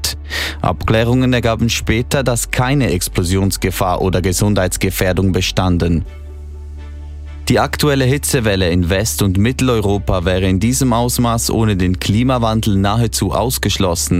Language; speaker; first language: German; native; German